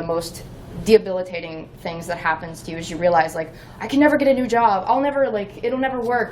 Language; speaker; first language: English; native; English